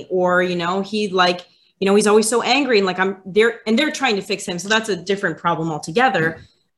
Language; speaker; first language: English; native; English